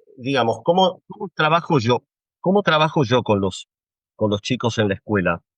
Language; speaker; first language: Spanish; native; Spanish